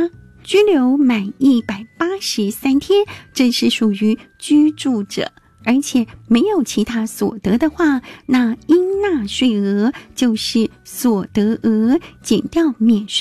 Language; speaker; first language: Chinese; native; Chinese